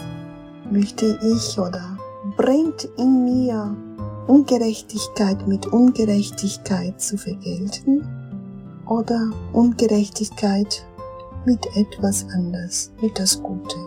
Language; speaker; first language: German; non-native, fluent; Portuguese